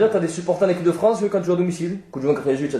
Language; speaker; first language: French; native; French